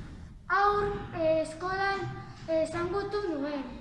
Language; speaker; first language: Basque; non-native, local second language; Spanish